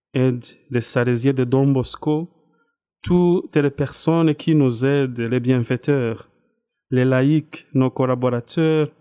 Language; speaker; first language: French; non-native, local second language; Kinyarwanda